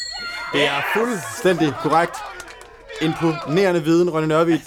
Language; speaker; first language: Danish; native; Danish